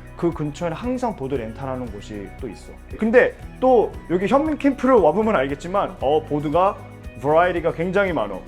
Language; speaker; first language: Korean; early bilingual, heritage; Korean